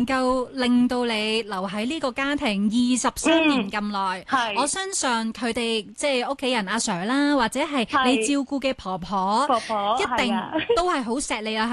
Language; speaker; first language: Cantonese; native; Cantonese